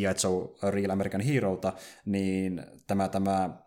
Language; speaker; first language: Finnish; native; Finnish